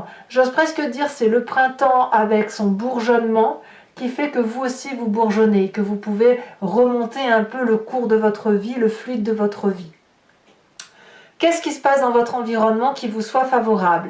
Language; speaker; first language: French; native; French